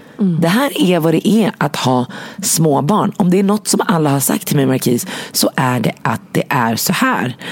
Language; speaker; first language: Swedish; early bilingual, other home language; Arabic